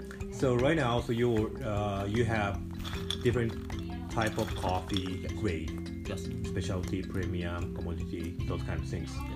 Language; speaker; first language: English; non-native, fluent; Japanese